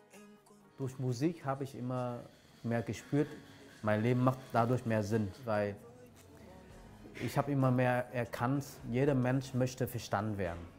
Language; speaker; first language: German; non-native, fluent; Vietnamese